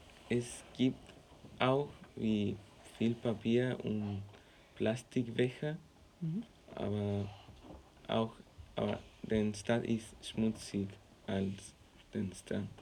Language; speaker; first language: German; non-native, learner; Spanish